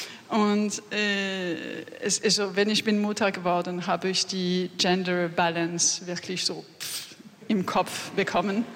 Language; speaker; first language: German; non-native, learner; French